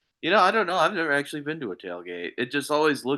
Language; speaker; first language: English; native; English